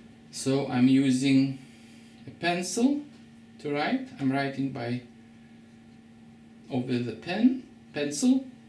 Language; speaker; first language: English; non-native, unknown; Lithuanian